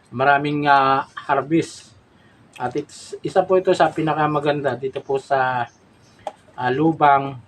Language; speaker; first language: Filipino; native; Filipino